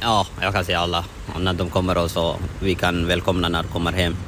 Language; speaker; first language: Swedish; non-native, learner; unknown